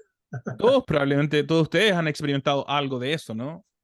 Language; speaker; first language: Spanish; native; Spanish